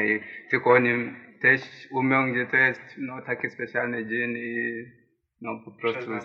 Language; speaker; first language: Polish; non-native, learner; Swahili